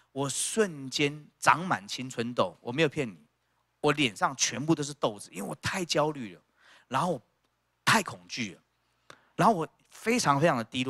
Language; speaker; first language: Chinese; native; Chinese